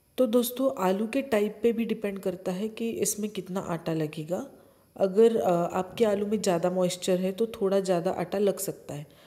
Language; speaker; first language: Hindi; non-native, local second language; Marathi